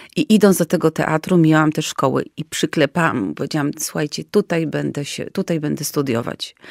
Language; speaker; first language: Polish; native; Polish